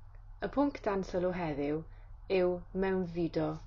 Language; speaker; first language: Welsh; native; Welsh